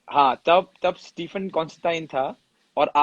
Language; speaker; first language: Hindi; native; Hindi